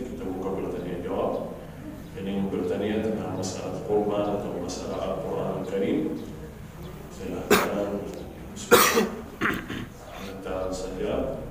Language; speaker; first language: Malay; non-native, fluent; Arabic